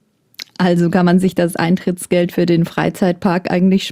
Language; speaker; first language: German; native; German